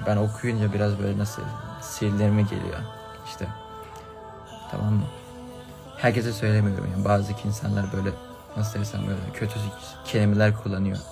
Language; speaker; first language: Turkish; early bilingual, heritage; Thai